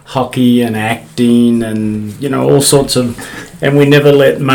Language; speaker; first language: English; native; English